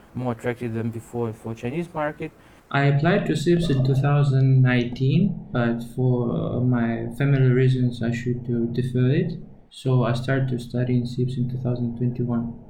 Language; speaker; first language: English; non-native, fluent; Russian